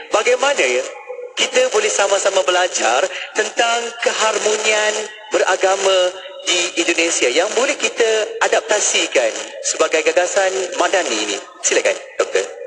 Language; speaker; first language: Malay; native; Malay